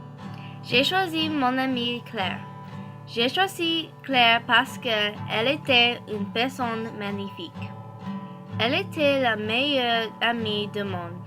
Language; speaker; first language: French; non-native, learner; English